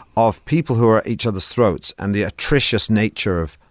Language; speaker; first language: English; native; English